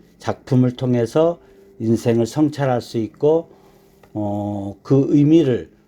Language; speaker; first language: Korean; native; Korean